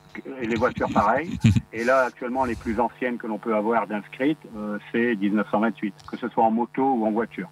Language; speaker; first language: French; native; French